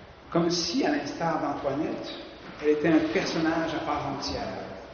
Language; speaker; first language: French; native; French